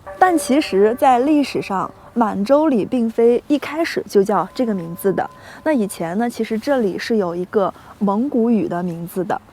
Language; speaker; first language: Chinese; native; Chinese